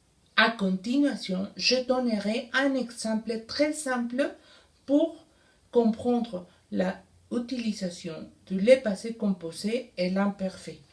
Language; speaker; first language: French; non-native, learner; Spanish